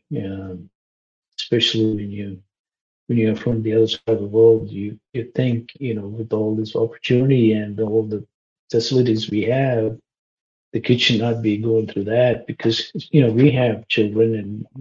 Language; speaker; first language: English; non-native, local second language; Malayalam